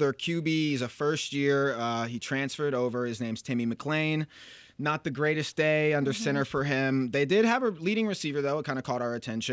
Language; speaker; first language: English; native; English